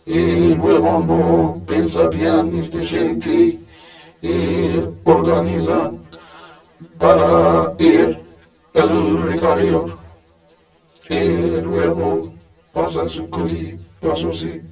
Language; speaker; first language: Spanish; non-native, learner; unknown